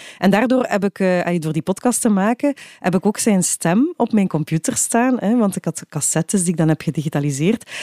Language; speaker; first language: Dutch; native; Dutch